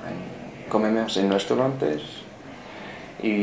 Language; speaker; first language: Spanish; non-native, learner; English